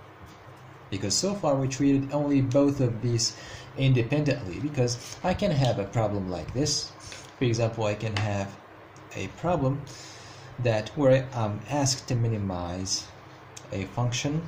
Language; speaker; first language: English; non-native, fluent; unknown